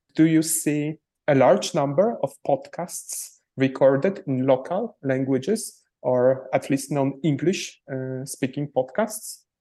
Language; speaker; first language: English; non-native, fluent; Polish